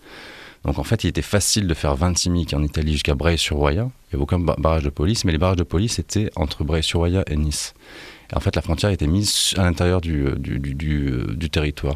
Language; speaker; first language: French; native; French